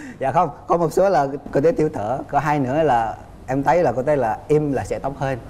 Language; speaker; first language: Vietnamese; non-native, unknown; Indonesian